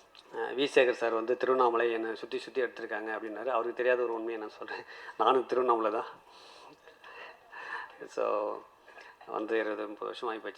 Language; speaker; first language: Tamil; native; Tamil